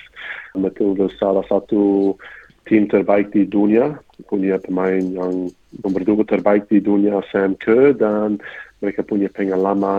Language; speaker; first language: Indonesian; non-native, fluent; English